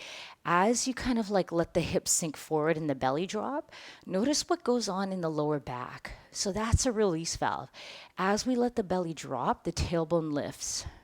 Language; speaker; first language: English; native; English